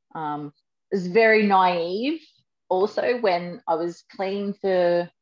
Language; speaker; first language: English; native; English